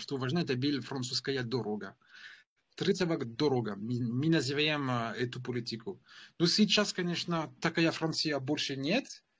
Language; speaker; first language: Russian; non-native, fluent; French